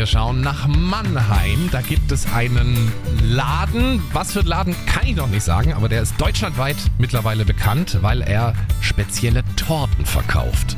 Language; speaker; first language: German; native; German